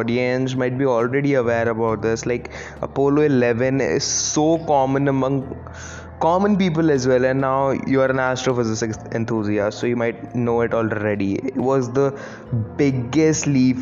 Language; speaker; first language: English; non-native, local second language; Hindi